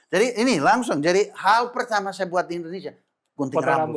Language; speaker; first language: Indonesian; non-native, fluent; English